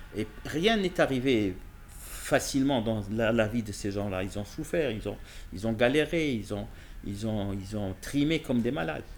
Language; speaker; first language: French; non-native, local second language; Arabic